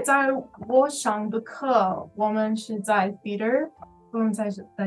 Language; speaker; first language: Chinese; non-native, learner; English